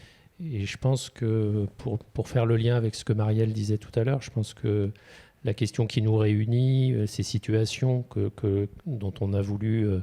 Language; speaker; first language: French; native; French